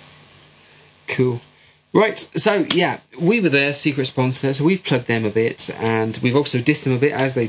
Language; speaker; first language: English; native; English